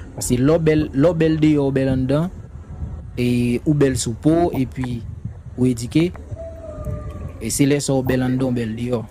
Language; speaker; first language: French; non-native, learner; Haitian Creole